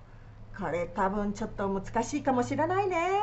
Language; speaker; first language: Japanese; early bilingual, heritage; Spanish